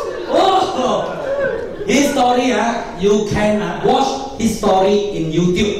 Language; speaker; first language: English; non-native, local second language; Min Nan Chinese